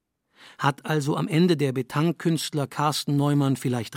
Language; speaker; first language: German; native; German